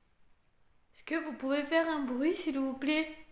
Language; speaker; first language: French; native; French